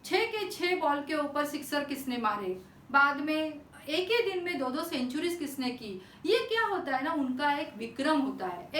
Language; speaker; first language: Hindi; non-native, local second language; Marathi